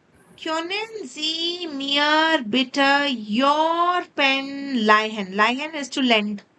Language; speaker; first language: German; non-native, learner; Tamil